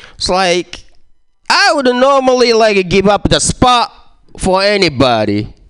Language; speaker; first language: English; non-native, fluent; Japanese